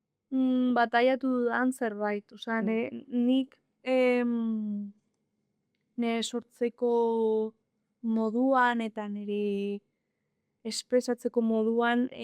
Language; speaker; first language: Basque; non-native, local second language; Spanish